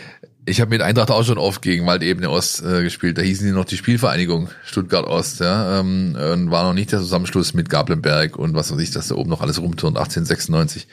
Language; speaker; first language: German; native; German